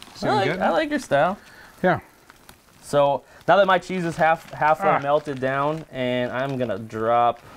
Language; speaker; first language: English; native; English